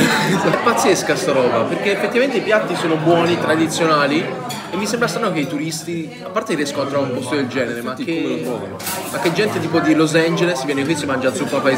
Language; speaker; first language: Italian; native; Italian